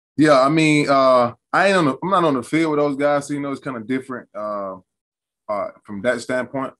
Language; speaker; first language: English; native; English